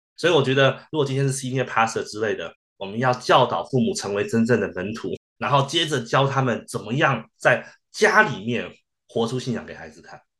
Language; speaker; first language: Chinese; early bilingual, heritage; Chinese